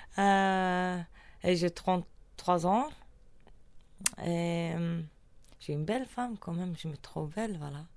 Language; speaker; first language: French; non-native, learner; Kurdish